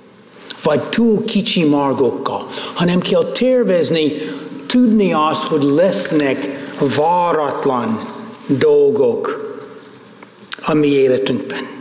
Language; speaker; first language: Hungarian; non-native, fluent; English